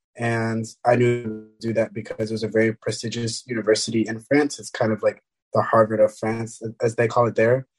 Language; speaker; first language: English; early bilingual, other home language; French